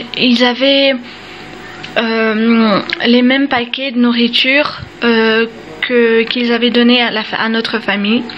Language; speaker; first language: French; early bilingual, other home language; Armenian